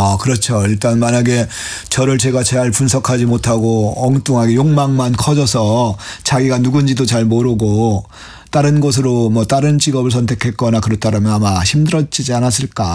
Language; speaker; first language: Korean; native; Korean